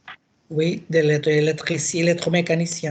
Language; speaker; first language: French; non-native, learner; Portuguese